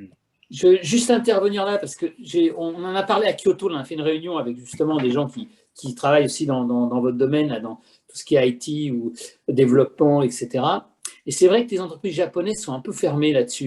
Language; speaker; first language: French; native; French